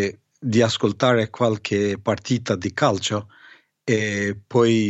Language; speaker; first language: Italian; non-native, fluent; Albanian